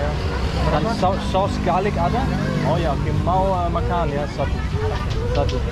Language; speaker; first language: Indonesian; non-native, learner; German